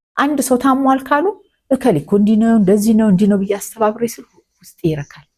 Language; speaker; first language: Amharic; native; Amharic